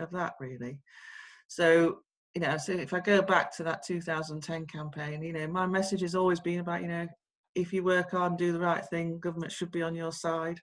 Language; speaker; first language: English; native; English